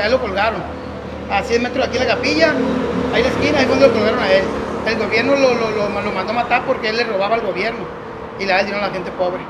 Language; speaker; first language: Spanish; native; Spanish